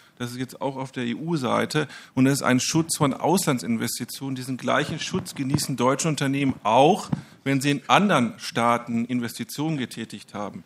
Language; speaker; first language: German; native; German